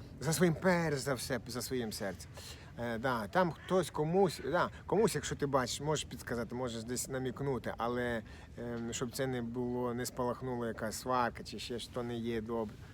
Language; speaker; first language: Ukrainian; non-native, local second language; Russian